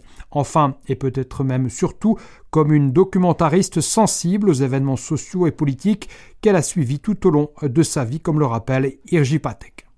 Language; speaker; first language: French; native; French